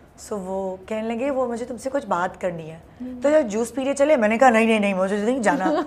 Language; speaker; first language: Urdu; native; Urdu